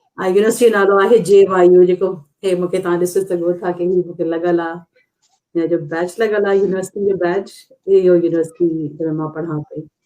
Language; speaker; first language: Sindhi; non-native, local second language; Urdu